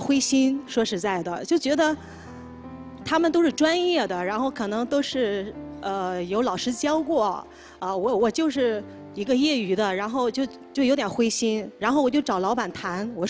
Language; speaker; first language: Chinese; native; Chinese